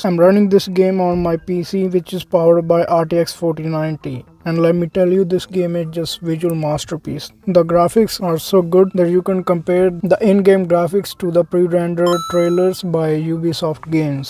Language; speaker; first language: English; non-native, fluent; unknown